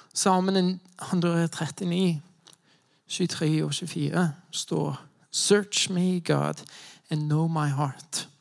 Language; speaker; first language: Norwegian; non-native, fluent; English